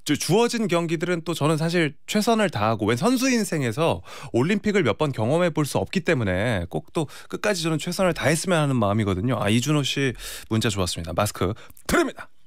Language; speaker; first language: Korean; native; Korean